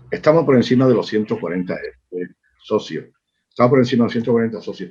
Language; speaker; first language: Spanish; native; Spanish